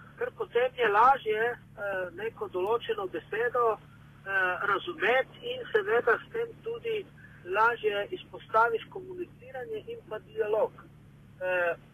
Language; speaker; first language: Slovenian; non-native, local second language; Romany